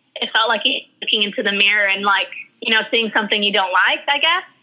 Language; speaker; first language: English; early bilingual, other home language; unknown